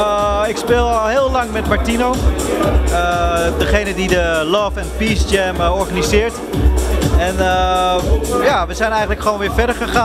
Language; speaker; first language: Dutch; native; Dutch